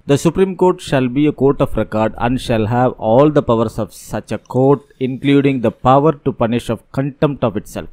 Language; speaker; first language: English; non-native, local second language; Tamil